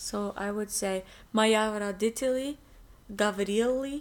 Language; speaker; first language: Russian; non-native, learner; English